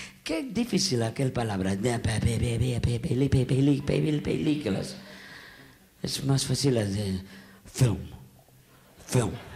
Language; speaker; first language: Spanish; non-native, learner; English